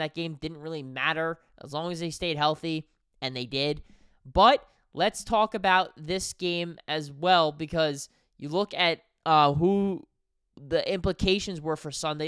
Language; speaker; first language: English; native; English